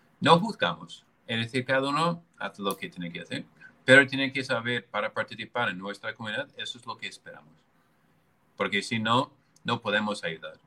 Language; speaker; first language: Spanish; non-native, fluent; English